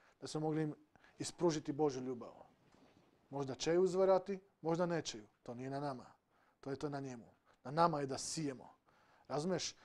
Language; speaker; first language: Serbian; non-native, local second language; Slovak